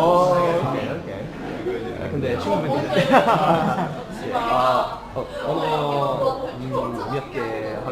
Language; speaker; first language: Korean; non-native, learner; English